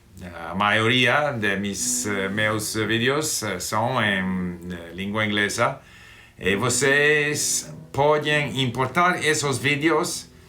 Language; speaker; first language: Portuguese; non-native, fluent; English